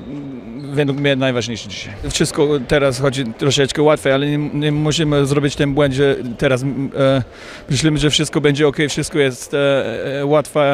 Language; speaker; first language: Polish; non-native, fluent; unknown